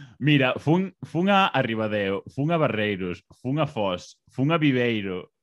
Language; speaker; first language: Galician; non-native, local second language; Spanish